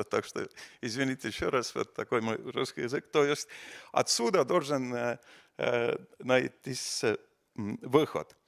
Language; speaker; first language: Russian; non-native, fluent; Estonian